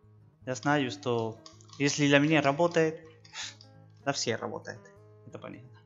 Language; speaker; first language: Russian; non-native, learner; Spanish